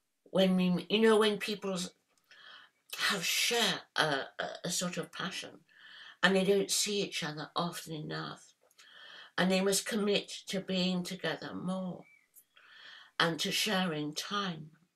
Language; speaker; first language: English; native; English